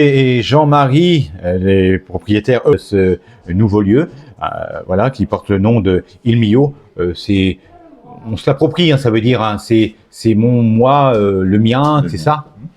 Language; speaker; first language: French; native; French